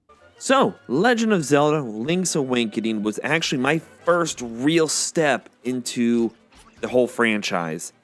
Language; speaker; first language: English; native; English